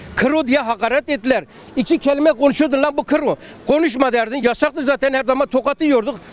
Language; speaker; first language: Turkish; non-native, local second language; Kurdish